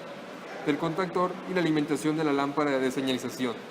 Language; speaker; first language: Spanish; native; Spanish